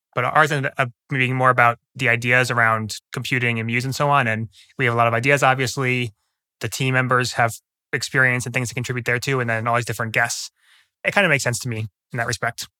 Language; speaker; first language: English; native; English